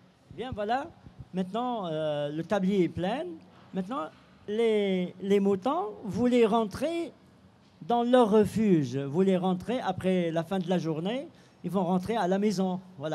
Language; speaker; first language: French; non-native, local second language; Arabic